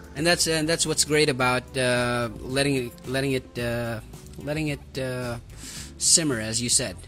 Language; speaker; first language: English; non-native, local second language; Waray